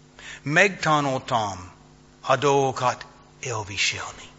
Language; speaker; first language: Hungarian; non-native, fluent; English